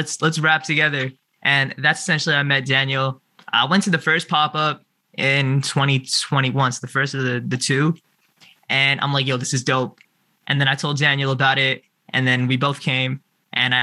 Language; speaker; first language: English; native; English